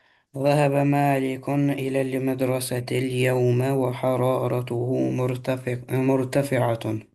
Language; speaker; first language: Arabic; non-native, learner; Albanian